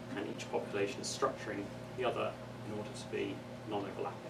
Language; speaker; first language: English; native; English